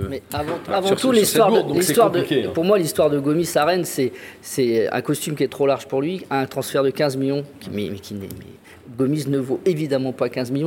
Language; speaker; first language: French; native; French